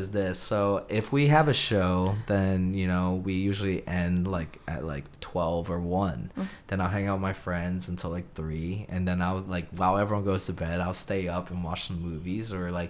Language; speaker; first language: English; native; English